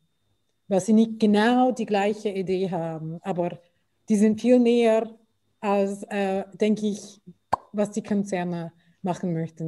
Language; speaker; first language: German; non-native, fluent; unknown